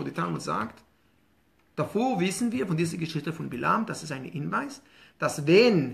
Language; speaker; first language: German; non-native, fluent; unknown